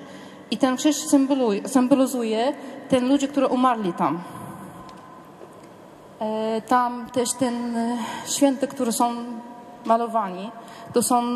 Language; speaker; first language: Polish; non-native, learner; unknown